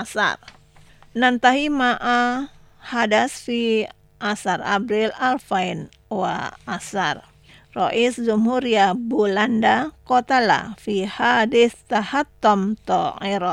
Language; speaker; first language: Arabic; non-native, learner; Indonesian